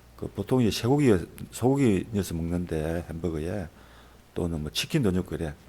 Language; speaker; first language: Korean; native; Korean